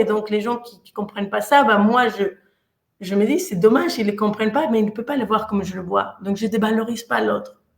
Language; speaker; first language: French; non-native, fluent; Spanish